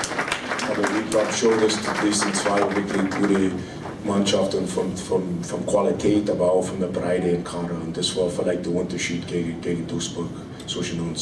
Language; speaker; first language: German; non-native, fluent; English